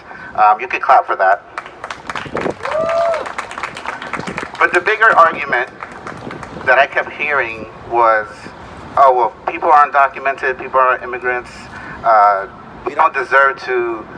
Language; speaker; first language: English; early bilingual, other home language; Spanish